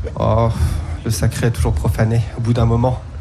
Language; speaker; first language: French; native; French